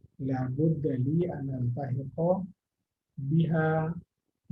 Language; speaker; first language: Arabic; non-native, fluent; Indonesian